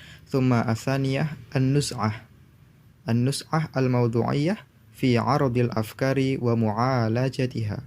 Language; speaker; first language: Arabic; non-native, learner; Indonesian